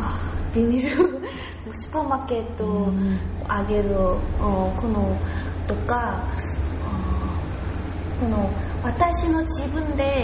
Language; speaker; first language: Japanese; non-native, learner; Korean